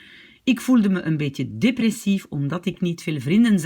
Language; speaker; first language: Dutch; non-native, fluent; French